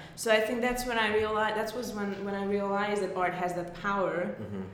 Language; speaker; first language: English; non-native, fluent; Hungarian